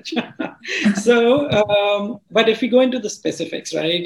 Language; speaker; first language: English; non-native, local second language; Hindi